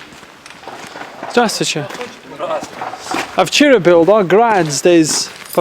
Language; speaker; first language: Russian; non-native, learner; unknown